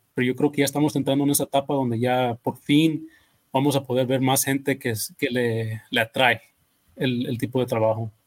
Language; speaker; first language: Spanish; early bilingual, heritage; Spanish